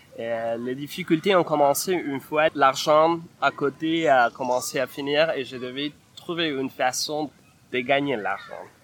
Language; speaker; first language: French; non-native, fluent; Spanish